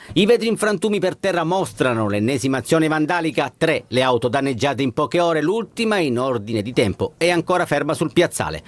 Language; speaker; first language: Italian; native; Italian